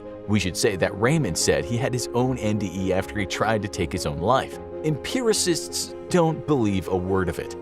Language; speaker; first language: English; native; English